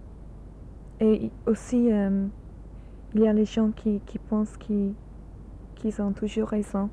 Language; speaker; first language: French; non-native, learner; English